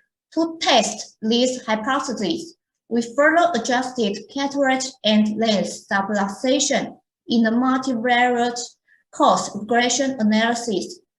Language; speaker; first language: English; non-native, fluent; Chinese